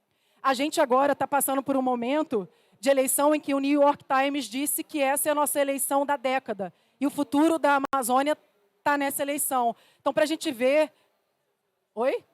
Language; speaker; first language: Portuguese; native; Portuguese